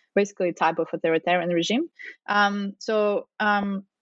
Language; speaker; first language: English; non-native, fluent; Russian